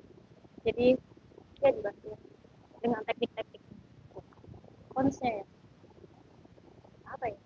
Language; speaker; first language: Indonesian; native; Indonesian